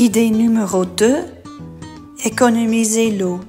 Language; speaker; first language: French; non-native, learner; English